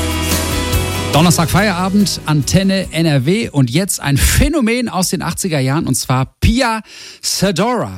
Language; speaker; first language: German; native; German